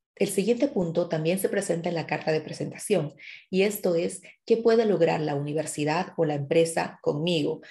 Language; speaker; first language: Spanish; native; Spanish